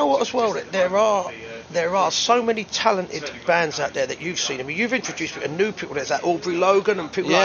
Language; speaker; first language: English; native; English